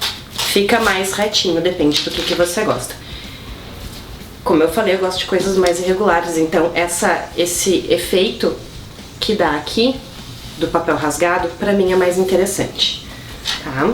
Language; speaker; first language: Portuguese; native; Portuguese